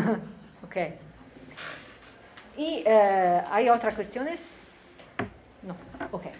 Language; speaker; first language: Spanish; non-native, learner; Italian